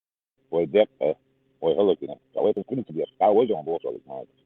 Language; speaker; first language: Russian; non-native, local second language; Chechen